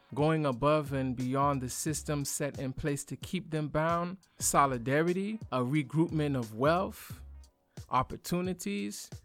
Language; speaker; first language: English; native; English